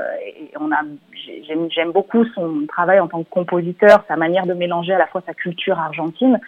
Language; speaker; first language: French; native; French